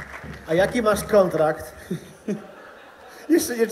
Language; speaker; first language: Polish; native; Polish